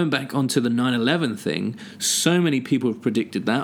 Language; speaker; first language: English; native; English